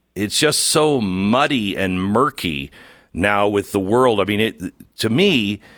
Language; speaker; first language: English; native; English